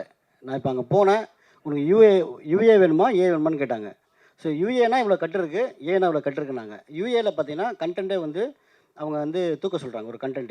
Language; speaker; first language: Tamil; native; Tamil